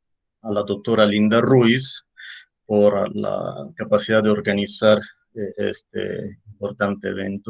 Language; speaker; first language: Spanish; native; Spanish